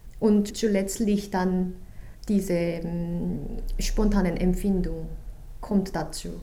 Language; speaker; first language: German; non-native, fluent; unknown